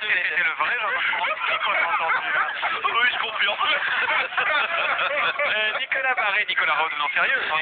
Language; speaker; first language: French; native; French